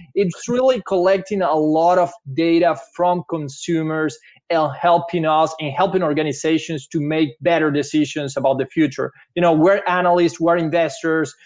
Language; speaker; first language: English; non-native, fluent; Spanish